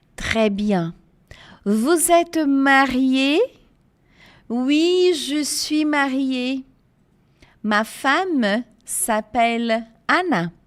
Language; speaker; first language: French; non-native, fluent; Portuguese